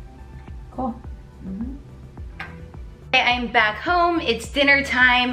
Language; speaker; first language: English; native; English